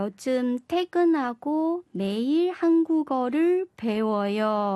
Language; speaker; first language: Korean; non-native, fluent; Chinese